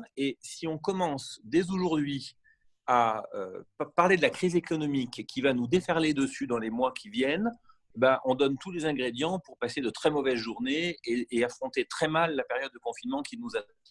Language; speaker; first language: French; native; French